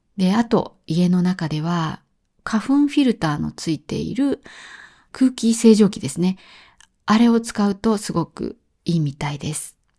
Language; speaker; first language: Japanese; native; Japanese